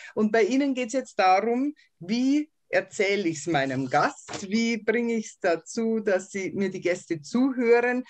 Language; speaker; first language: German; native; German